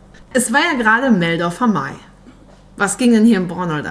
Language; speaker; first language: German; native; German